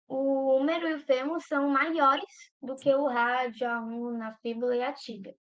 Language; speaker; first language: Portuguese; native; Portuguese